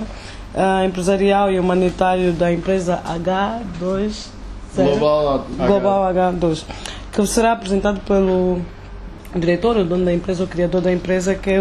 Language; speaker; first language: Portuguese; native; Portuguese